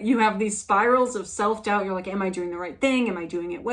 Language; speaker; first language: English; native; English